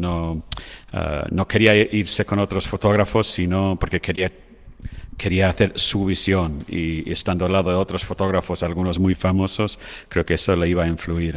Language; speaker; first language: Spanish; non-native, fluent; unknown